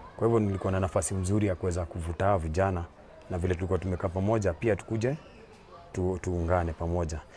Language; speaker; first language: Swahili; native; Swahili